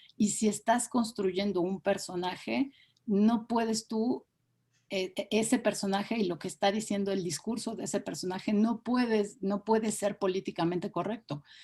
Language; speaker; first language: Spanish; native; Spanish